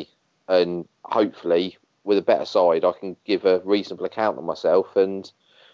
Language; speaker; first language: English; native; English